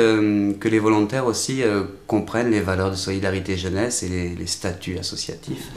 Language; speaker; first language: French; native; French